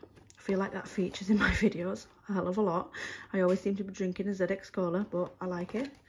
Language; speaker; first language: English; native; English